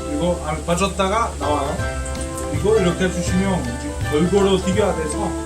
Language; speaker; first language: Korean; non-native, fluent; Italian